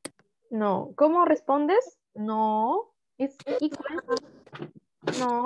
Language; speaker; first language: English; non-native, learner; Spanish